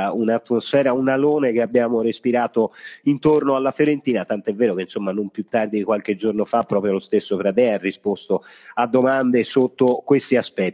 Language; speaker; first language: Italian; native; Italian